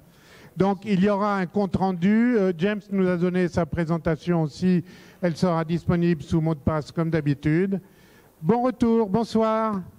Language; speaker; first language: French; native; French